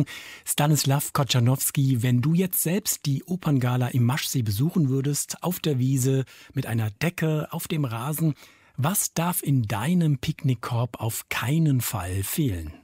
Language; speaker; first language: German; native; German